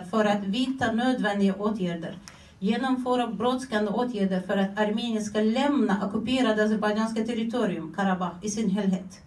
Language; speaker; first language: Swedish; non-native, fluent; Azerbaijani